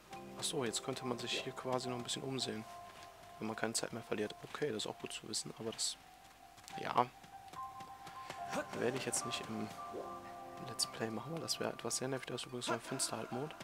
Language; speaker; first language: German; native; German